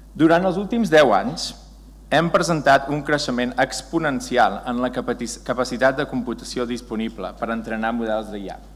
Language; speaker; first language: Catalan; native; Catalan